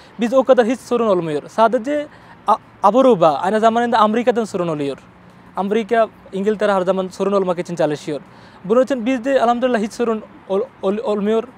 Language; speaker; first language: Turkish; non-native, learner; Bangla